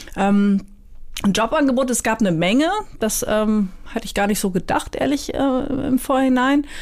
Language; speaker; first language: German; native; German